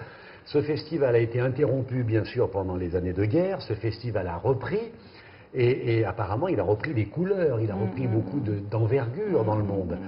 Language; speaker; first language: French; native; French